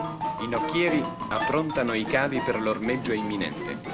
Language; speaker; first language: Italian; native; Italian